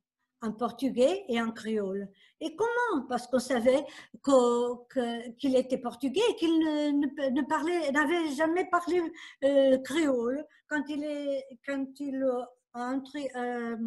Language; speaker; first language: French; non-native, fluent; Portuguese